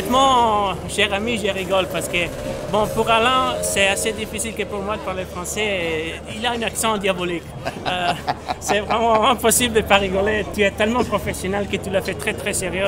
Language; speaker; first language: French; non-native, fluent; Italian